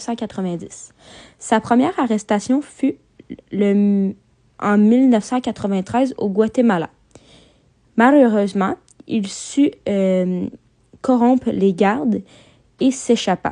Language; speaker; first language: French; native; French